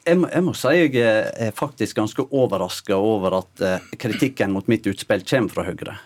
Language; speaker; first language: Norwegian; native; Norwegian